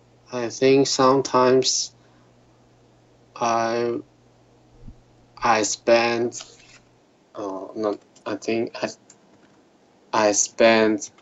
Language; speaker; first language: English; non-native, learner; Chinese